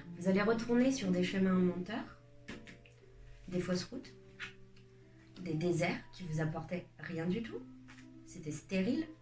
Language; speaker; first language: French; native; French